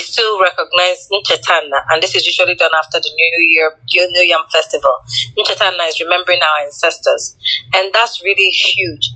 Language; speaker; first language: English; non-native, local second language; Igbo